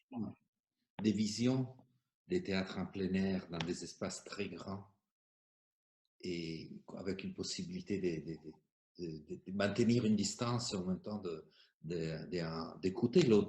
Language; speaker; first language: French; non-native, fluent; Italian